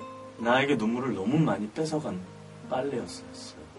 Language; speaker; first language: Korean; native; Korean